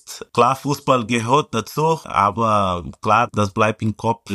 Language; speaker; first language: German; non-native, fluent; Portuguese